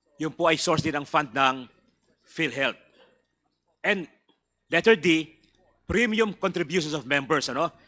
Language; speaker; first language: Filipino; native; Filipino